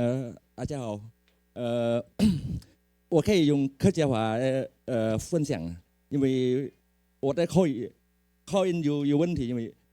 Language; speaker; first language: Chinese; early bilingual, heritage; Hakka Chinese